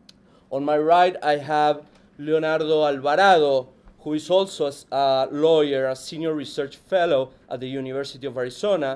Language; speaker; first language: English; non-native, fluent; Spanish